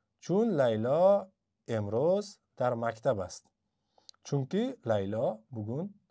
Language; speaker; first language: Persian; non-native, fluent; Uzbek